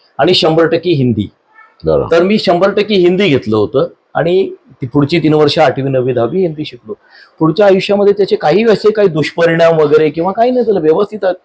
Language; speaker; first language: Marathi; native; Marathi